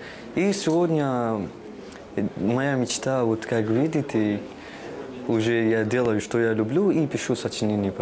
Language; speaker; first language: Russian; non-native, fluent; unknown